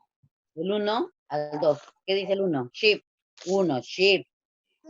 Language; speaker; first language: Spanish; native; Spanish